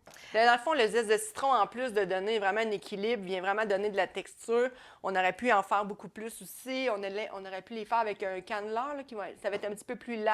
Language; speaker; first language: French; native; French